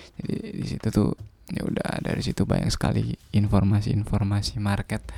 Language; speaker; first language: Indonesian; non-native, local second language; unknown